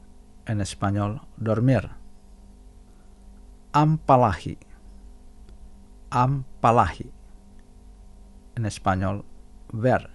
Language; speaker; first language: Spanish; non-native, fluent; Indonesian